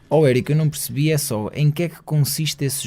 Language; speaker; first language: Portuguese; native; Portuguese